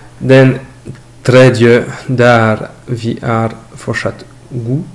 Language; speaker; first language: Norwegian; non-native, learner; French